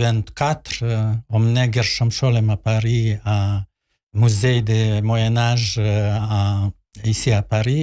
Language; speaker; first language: French; non-native, learner; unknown